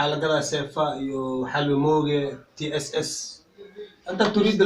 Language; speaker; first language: Arabic; non-native, learner; Somali